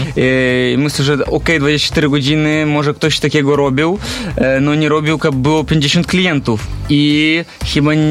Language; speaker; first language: Polish; non-native, learner; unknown